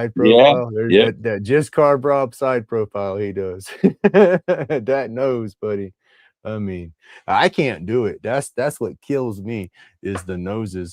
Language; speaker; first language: English; native; English